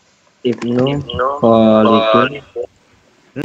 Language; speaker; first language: Arabic; non-native, learner; Indonesian